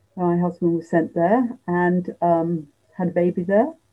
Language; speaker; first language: English; native; English